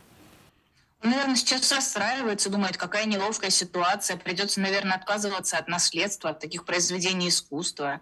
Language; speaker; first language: Russian; native; Russian